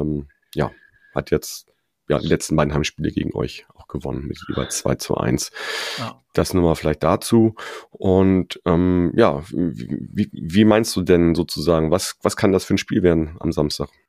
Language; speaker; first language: German; native; German